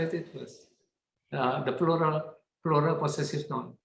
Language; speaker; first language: English; non-native, fluent; Indonesian